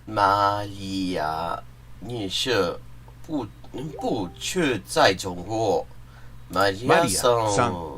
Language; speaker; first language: Chinese; non-native, learner; English